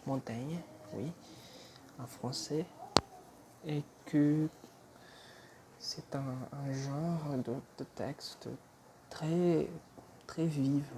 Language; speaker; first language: French; non-native, fluent; Portuguese